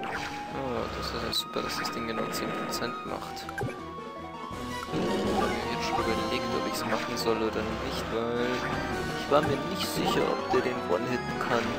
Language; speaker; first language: German; native; German